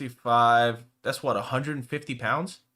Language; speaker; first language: English; native; English